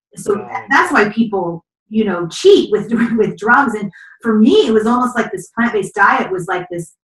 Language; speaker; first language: English; native; English